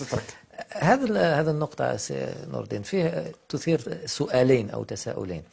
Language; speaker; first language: Arabic; native; Arabic